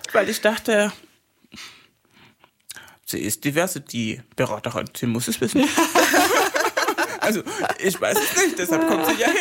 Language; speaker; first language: German; non-native, fluent; Spanish